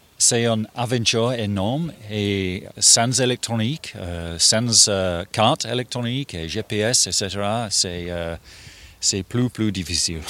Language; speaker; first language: French; non-native, learner; English